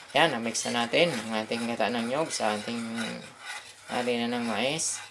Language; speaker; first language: Filipino; non-native, local second language; Bikol